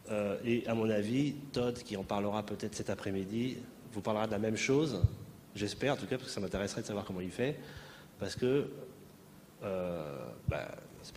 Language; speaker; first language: French; native; French